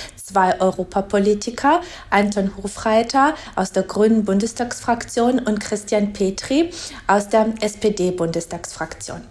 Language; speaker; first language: German; non-native, fluent; Georgian